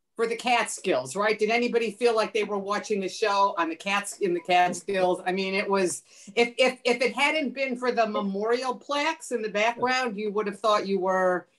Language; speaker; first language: English; native; English